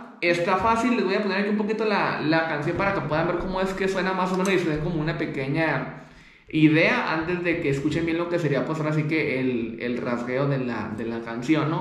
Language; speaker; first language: Spanish; native; Spanish